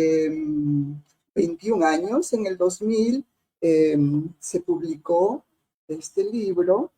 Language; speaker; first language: Spanish; native; Spanish